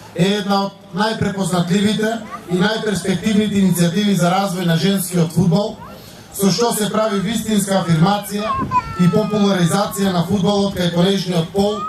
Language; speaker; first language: Macedonian; native; Macedonian